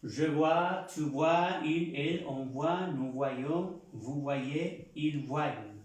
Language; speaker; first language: French; non-native, fluent; Spanish